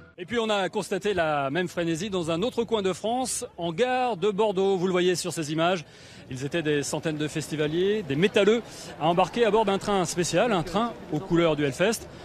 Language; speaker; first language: French; native; French